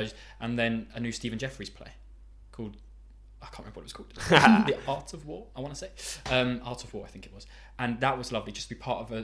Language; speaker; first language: English; native; English